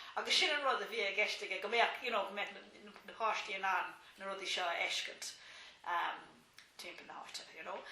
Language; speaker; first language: Irish; non-native, local second language; English